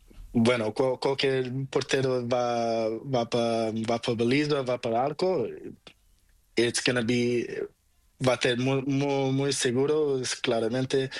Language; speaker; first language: Spanish; non-native, learner; Portuguese